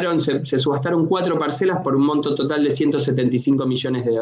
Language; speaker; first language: Spanish; native; Spanish